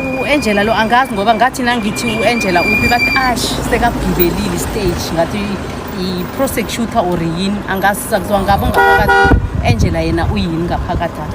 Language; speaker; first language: Zulu; non-native, local second language; South Ndebele